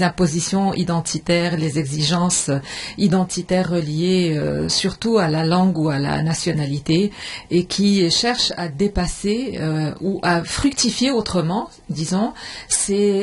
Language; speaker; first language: French; non-native, fluent; Arabic